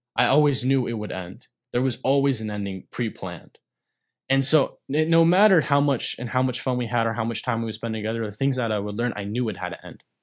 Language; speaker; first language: English; native; English